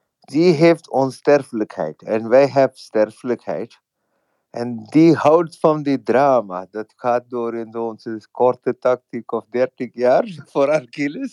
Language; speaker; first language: Dutch; non-native, fluent; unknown